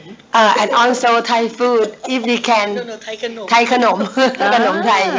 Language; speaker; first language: English; non-native, learner; Thai